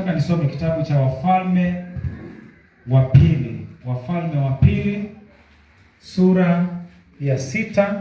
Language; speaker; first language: Swahili; native; Swahili